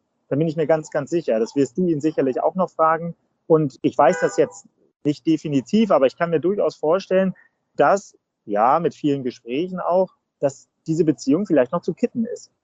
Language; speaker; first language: German; native; German